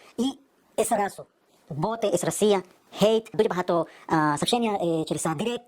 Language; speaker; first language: Ukrainian; non-native, learner; Spanish